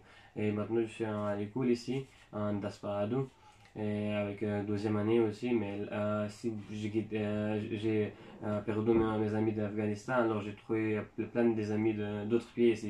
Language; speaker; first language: French; non-native, learner; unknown